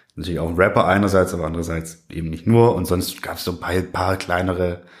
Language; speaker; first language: German; native; German